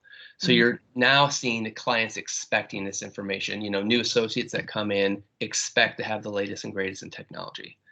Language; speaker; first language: English; native; English